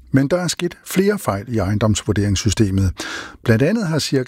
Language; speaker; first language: Danish; native; Danish